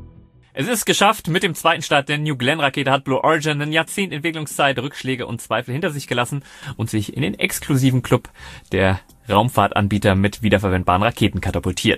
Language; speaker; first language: German; native; German